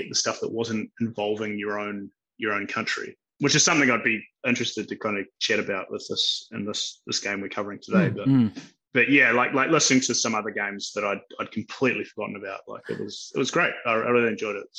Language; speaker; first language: English; native; English